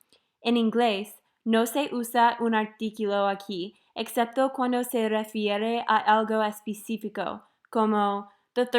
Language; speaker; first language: Spanish; non-native, fluent; English